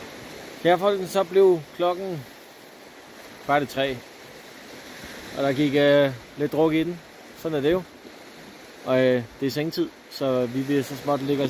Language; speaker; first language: Danish; native; Danish